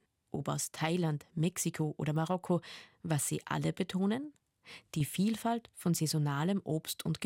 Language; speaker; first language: German; native; German